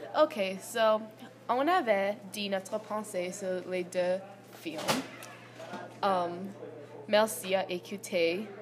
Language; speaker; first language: French; non-native, learner; English